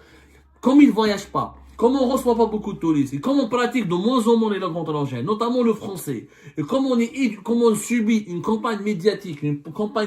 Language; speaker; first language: French; non-native, local second language; Arabic